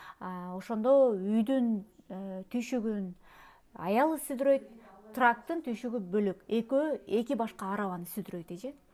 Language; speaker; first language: Kyrgyz; native; Kyrgyz